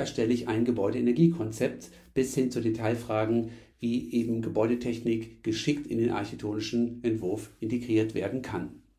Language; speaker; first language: German; native; German